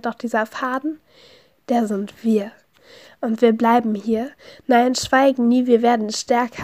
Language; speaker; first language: German; native; German